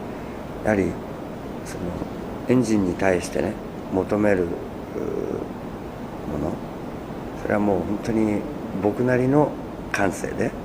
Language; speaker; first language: Japanese; native; Japanese